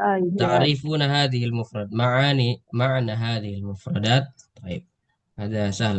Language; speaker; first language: Arabic; non-native, fluent; Indonesian